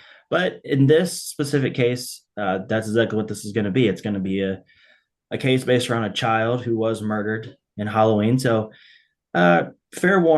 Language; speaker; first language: English; native; English